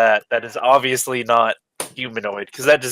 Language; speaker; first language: English; native; English